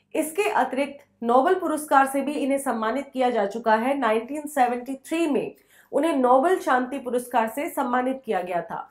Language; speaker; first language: Hindi; native; Hindi